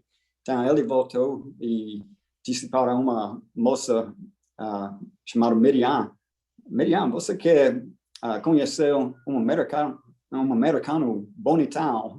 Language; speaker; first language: Portuguese; non-native, fluent; English